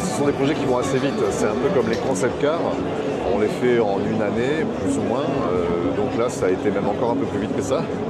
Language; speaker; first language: French; native; French